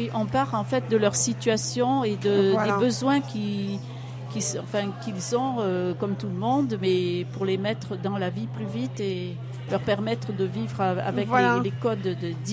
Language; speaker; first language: French; native; French